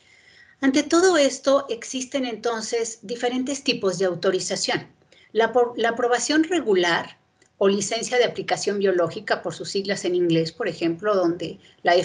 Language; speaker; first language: Spanish; native; Spanish